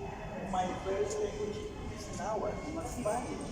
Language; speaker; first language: English; non-native, learner; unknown